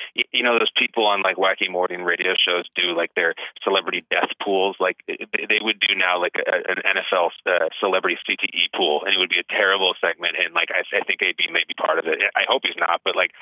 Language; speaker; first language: English; native; English